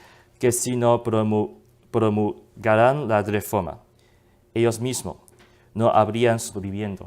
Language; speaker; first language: Spanish; non-native, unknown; Chinese